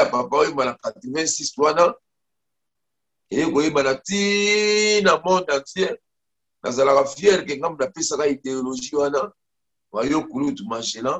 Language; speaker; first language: French; non-native, local second language; Lingala